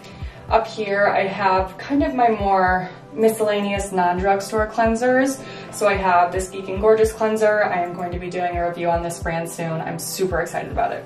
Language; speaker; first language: English; native; English